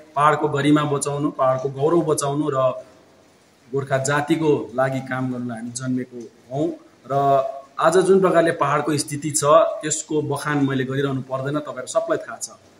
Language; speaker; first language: Nepali; native; Nepali